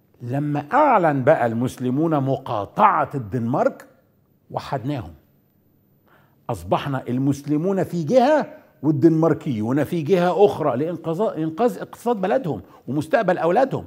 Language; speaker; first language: Arabic; native; Arabic